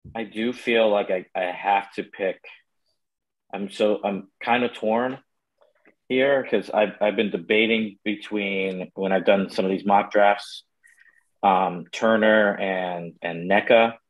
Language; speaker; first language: English; native; English